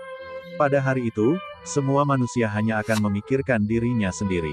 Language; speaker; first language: Indonesian; native; Indonesian